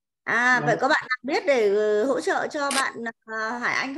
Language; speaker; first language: Vietnamese; native; Vietnamese